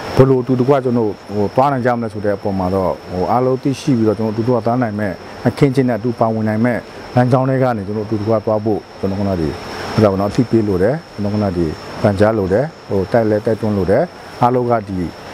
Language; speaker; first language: Burmese; non-native, local second language; S'gaw Karen